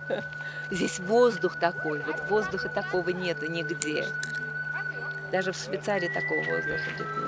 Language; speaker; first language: Russian; non-native, local second language; Uzbek